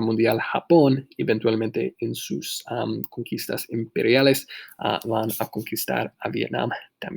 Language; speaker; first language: Spanish; non-native, fluent; English